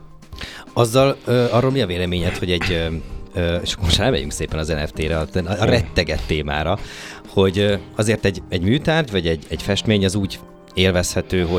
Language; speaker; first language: Hungarian; native; Hungarian